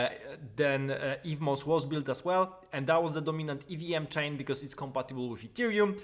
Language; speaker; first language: English; non-native, fluent; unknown